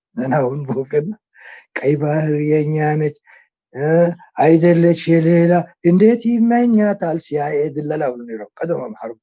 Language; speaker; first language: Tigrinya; non-native, local second language; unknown